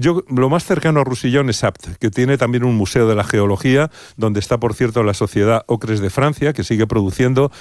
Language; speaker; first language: Spanish; native; Spanish